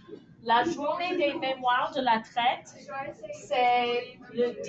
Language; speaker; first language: French; non-native, fluent; English